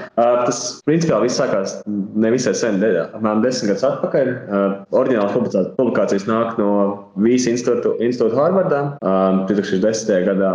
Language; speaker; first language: Latvian; native; Latvian